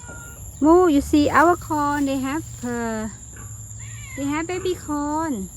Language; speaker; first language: English; non-native, learner; Thai